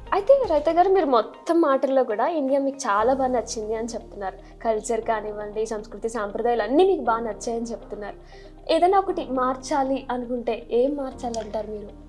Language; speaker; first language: Telugu; native; Telugu